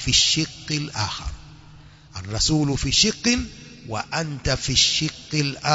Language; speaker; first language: Arabic; non-native, fluent; Swahili